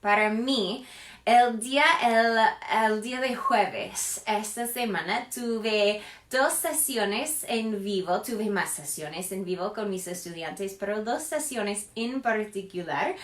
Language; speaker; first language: Spanish; non-native, fluent; English